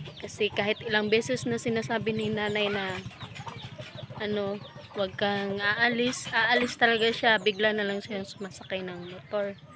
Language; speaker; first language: Filipino; non-native, local second language; Cebuano